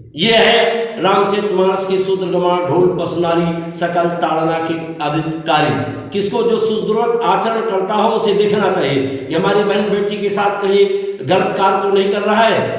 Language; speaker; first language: Hindi; native; Hindi